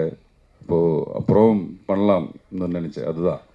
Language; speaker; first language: Tamil; non-native, learner; Malayalam